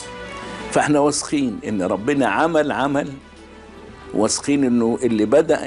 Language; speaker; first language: Arabic; native; Arabic